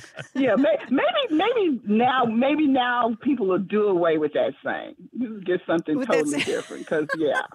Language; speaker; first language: English; native; English